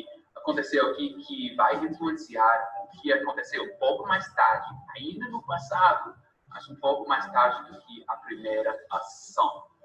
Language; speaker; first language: Portuguese; non-native, fluent; English